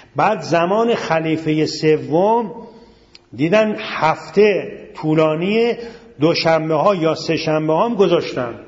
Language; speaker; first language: Persian; native; Persian